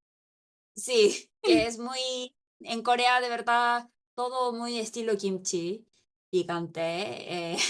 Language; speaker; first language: Spanish; non-native, local second language; Korean